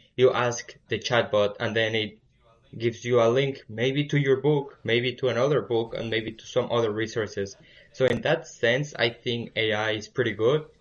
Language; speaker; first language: English; early bilingual, other home language; Spanish